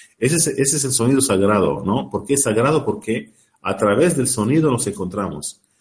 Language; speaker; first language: Spanish; non-native, learner; Arabic